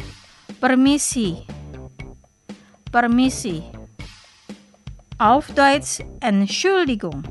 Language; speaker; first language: German; non-native, fluent; Indonesian